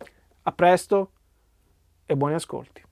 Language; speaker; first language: Italian; native; Italian